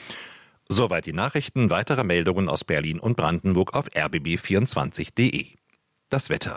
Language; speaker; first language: German; native; German